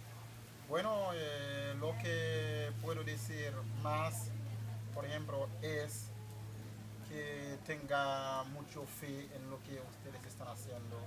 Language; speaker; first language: Spanish; non-native, fluent; Haitian Creole